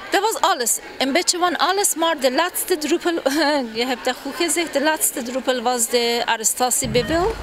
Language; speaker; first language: Dutch; non-native, fluent; Persian